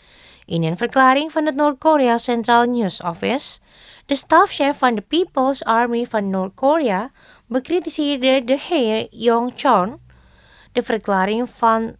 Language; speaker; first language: Dutch; non-native, fluent; Indonesian